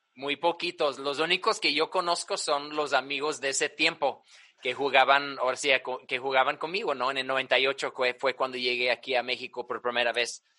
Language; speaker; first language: Spanish; early bilingual, other home language; English